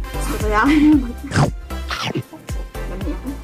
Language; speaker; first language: Filipino; non-native, local second language; Cebuano